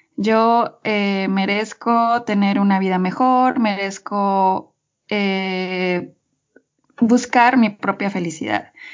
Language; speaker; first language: Spanish; native; Spanish